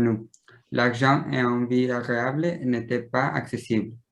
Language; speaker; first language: French; non-native, learner; Spanish